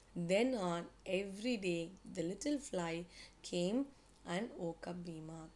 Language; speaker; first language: English; non-native, local second language; Tamil